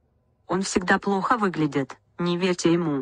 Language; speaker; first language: Russian; native; Russian